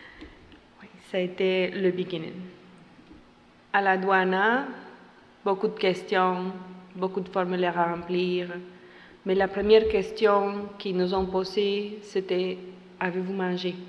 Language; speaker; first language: French; non-native, fluent; Spanish